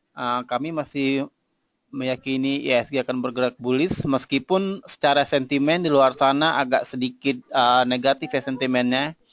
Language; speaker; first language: Indonesian; native; Indonesian